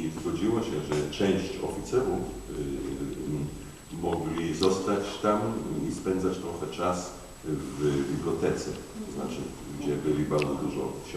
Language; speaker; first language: Polish; non-native, fluent; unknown